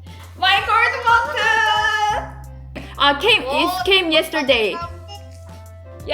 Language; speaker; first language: English; non-native, learner; Korean